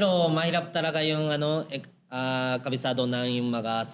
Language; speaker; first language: Filipino; non-native, learner; Japanese